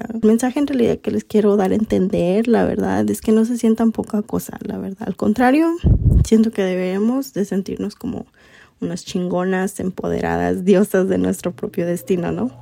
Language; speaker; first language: Spanish; early bilingual, heritage; Spanish